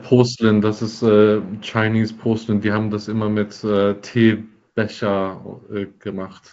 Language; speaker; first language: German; non-native, fluent; English